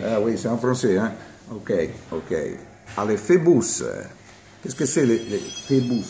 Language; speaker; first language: French; non-native, learner; Italian